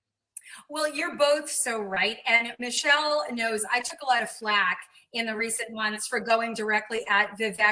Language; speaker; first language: English; native; English